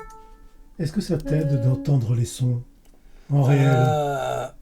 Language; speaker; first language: French; native; French